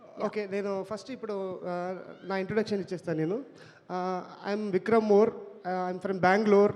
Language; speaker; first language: Telugu; non-native, learner; Kannada